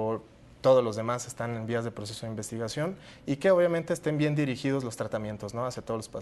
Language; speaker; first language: Spanish; native; Spanish